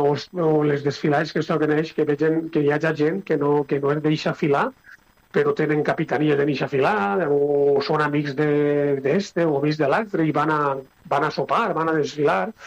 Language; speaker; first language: Catalan; native; Catalan